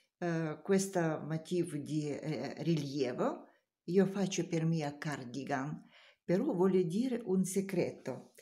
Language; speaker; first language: Italian; non-native, learner; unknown